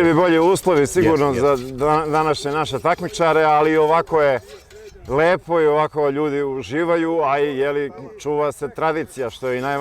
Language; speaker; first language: Bosnian; native; Bosnian